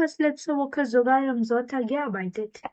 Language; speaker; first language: German; non-native, fluent; Hindi